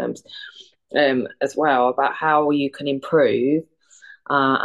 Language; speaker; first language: English; native; English